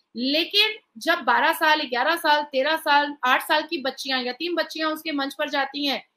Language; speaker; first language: Hindi; native; Hindi